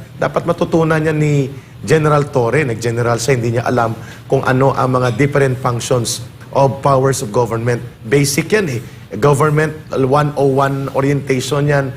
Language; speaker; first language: Filipino; native; Filipino